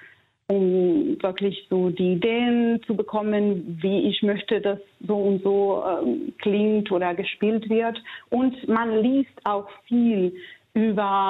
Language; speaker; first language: German; non-native, fluent; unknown